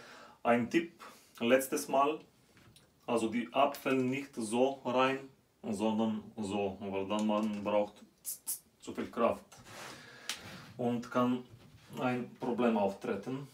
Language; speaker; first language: German; non-native, fluent; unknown